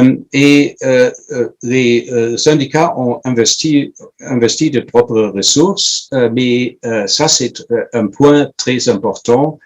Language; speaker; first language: French; non-native, fluent; German